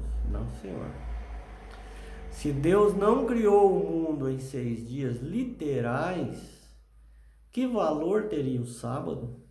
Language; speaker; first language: Portuguese; native; Portuguese